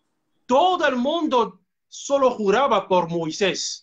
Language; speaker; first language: Spanish; non-native, fluent; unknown